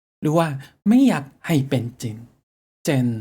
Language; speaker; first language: Thai; non-native, fluent; Japanese